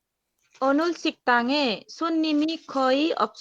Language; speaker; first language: Korean; non-native, learner; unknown